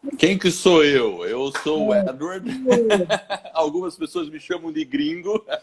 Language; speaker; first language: Portuguese; native; Portuguese